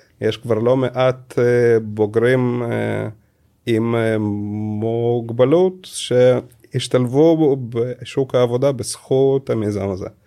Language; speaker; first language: Hebrew; early bilingual, other home language; Russian